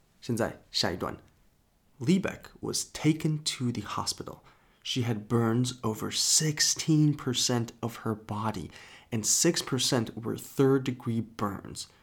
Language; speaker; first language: English; non-native, fluent; Chinese